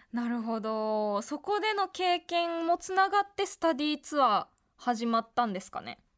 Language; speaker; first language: Japanese; native; Japanese